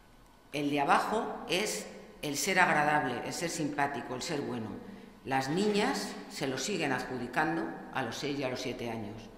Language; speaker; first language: Spanish; native; Spanish